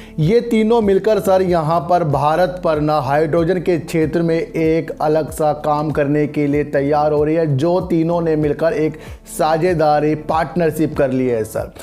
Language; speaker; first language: Hindi; native; Hindi